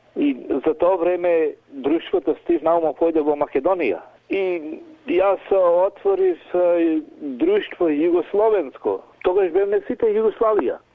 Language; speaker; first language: Macedonian; native; Macedonian